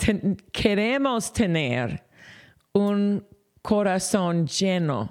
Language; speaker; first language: Spanish; non-native, fluent; English